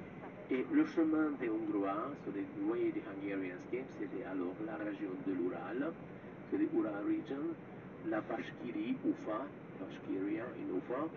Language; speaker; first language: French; non-native, fluent; Hungarian